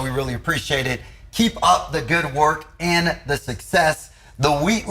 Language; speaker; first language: English; native; English